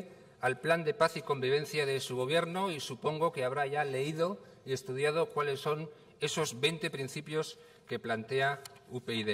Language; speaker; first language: Spanish; native; Spanish